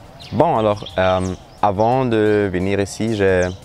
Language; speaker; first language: French; non-native, learner; German